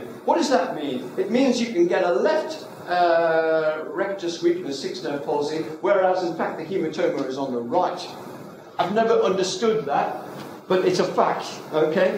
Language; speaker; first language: English; native; English